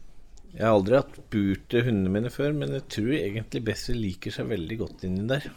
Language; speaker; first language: Norwegian; native; Norwegian